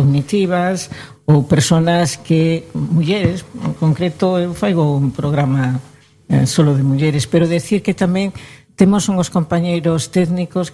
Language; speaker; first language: Galician; native; Galician